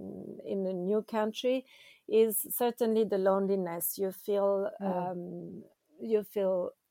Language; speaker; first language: English; non-native, fluent; French